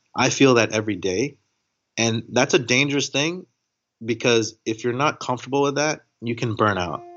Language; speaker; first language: English; native; English